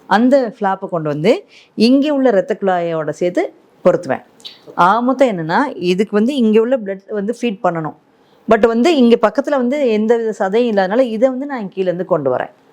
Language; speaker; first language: Tamil; native; Tamil